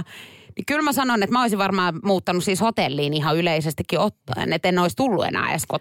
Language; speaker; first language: Finnish; native; Finnish